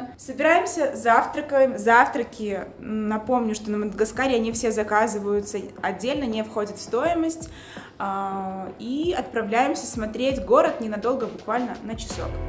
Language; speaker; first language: Russian; native; Russian